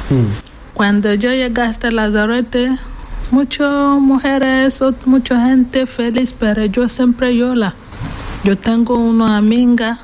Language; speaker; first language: Spanish; non-native, learner; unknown